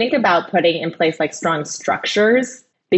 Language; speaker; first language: English; native; English